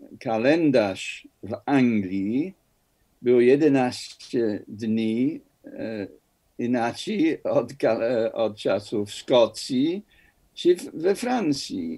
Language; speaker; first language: Polish; non-native, fluent; English